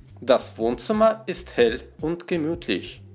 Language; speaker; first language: German; non-native, fluent; Russian